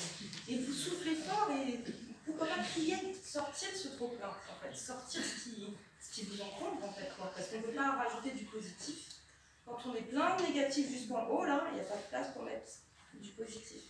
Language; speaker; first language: French; native; French